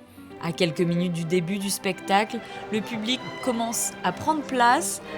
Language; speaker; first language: French; native; French